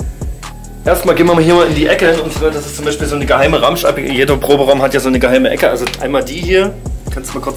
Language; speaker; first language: German; native; German